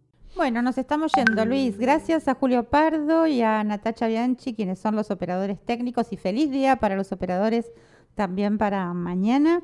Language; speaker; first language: Spanish; native; Spanish